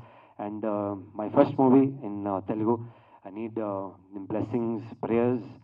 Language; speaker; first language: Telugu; non-native, learner; Kannada